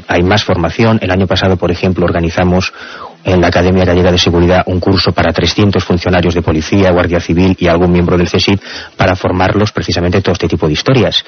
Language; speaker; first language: Spanish; native; Spanish